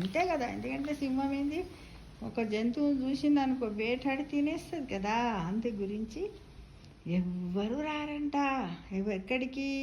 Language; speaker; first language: Telugu; native; Telugu